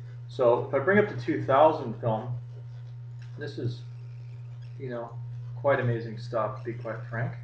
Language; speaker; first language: English; native; English